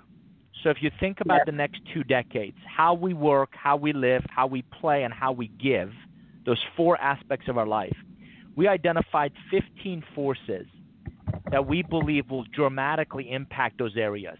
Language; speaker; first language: English; non-native, fluent; Persian